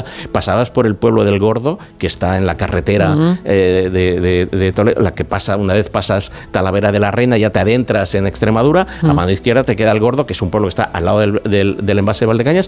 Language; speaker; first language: Spanish; native; Spanish